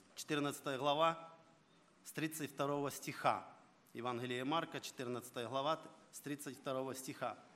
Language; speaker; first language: Russian; non-native, local second language; Ukrainian